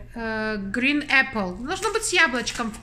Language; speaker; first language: Russian; native; Russian